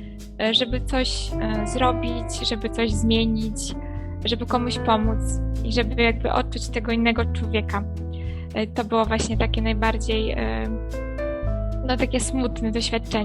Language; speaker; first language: Polish; early bilingual, heritage; Polish